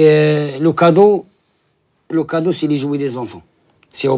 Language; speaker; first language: French; non-native, learner; Arabic